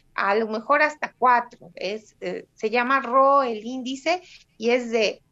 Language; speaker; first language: Spanish; non-native, fluent; Russian